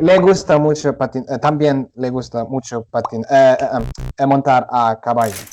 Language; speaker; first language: Spanish; non-native, learner; German